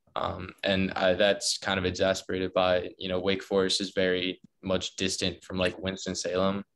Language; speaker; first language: English; native; English